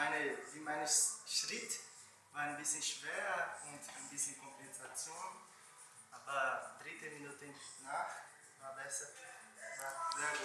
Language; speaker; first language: German; non-native, learner; Portuguese